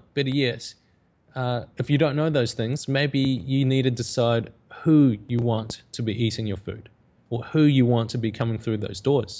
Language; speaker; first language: English; native; English